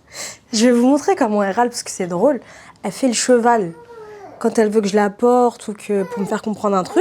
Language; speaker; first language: French; native; French